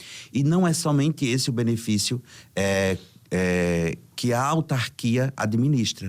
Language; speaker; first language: Portuguese; native; Portuguese